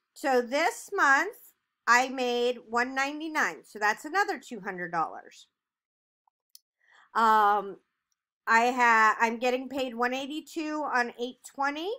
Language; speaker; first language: English; native; English